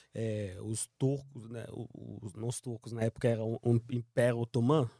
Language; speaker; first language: Portuguese; non-native, fluent; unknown